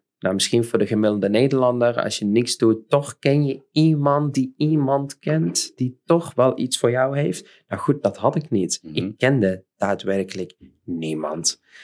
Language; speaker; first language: Dutch; non-native, fluent; Arabic